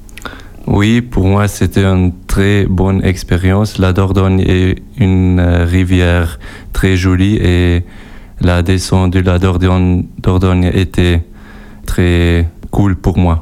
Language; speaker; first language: French; non-native, local second language; German